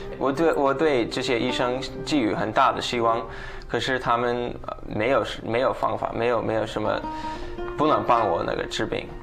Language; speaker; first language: Chinese; non-native, fluent; English